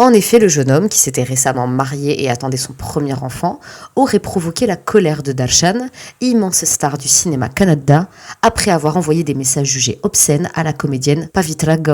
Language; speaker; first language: French; native; French